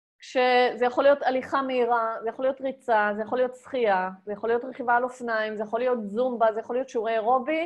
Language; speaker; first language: Hebrew; native; Hebrew